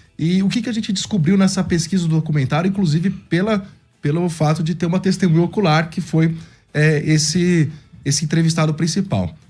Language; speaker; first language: Portuguese; native; Portuguese